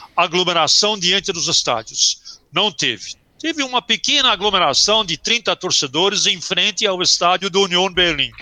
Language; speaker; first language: Portuguese; early bilingual, other home language; German